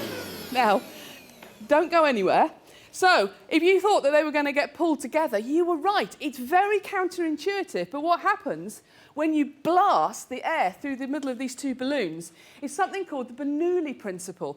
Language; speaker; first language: English; native; English